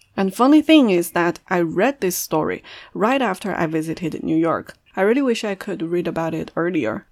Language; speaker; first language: English; non-native, fluent; Chinese